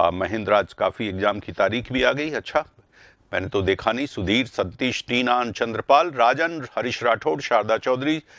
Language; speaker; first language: Hindi; native; Hindi